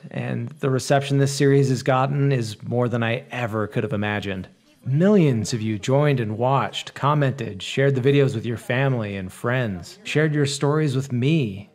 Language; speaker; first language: English; native; English